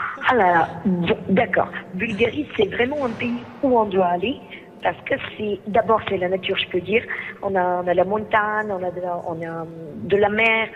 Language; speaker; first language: French; non-native, fluent; Greek